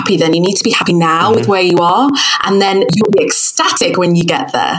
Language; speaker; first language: English; native; English